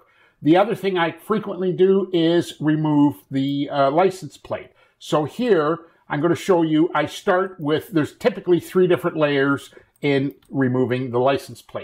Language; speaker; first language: English; native; English